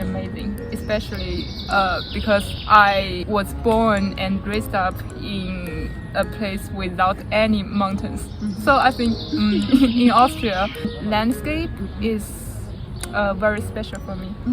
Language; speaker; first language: English; non-native, fluent; Chinese